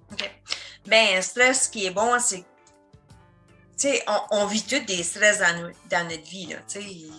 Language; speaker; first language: French; native; French